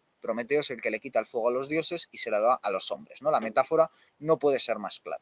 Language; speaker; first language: Spanish; native; Spanish